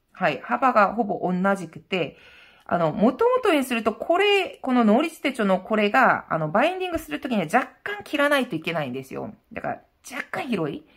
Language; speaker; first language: Japanese; non-native, fluent; Korean